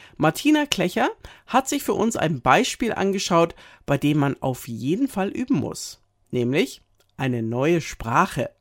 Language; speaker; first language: German; native; German